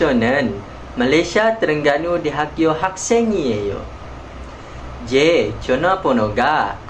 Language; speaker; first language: Korean; non-native, learner; Malay